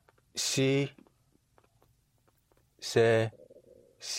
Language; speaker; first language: French; non-native, learner; English